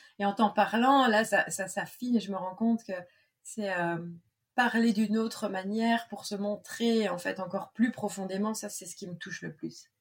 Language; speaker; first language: French; native; French